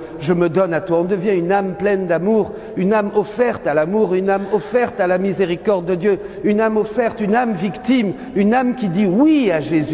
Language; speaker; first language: French; native; French